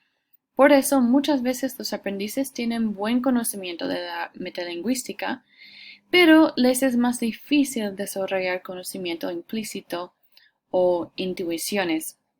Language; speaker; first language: Spanish; non-native, fluent; English